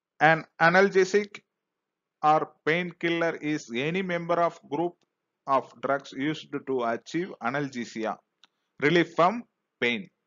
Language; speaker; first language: English; non-native, local second language; Tamil